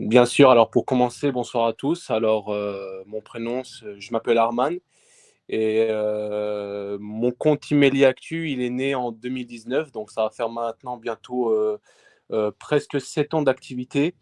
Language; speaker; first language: French; early bilingual, other home language; Persian